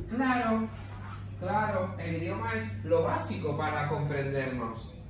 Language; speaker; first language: Spanish; native; Spanish